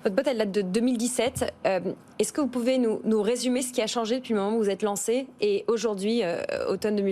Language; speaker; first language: French; native; French